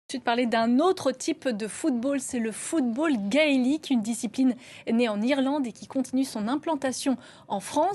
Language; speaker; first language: French; native; French